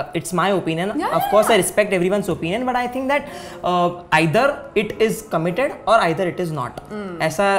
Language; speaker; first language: Hindi; native; Hindi